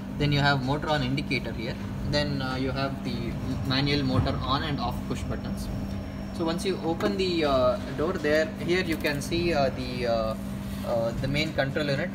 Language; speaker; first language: English; non-native, local second language; Kannada